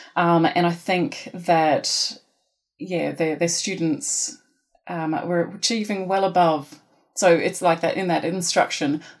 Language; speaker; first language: English; native; English